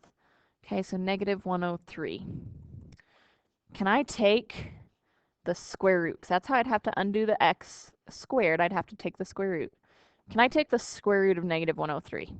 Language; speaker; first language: English; native; English